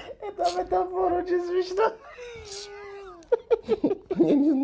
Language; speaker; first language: Russian; non-native, learner; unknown